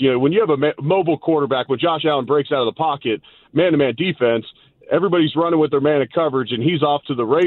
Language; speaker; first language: English; native; English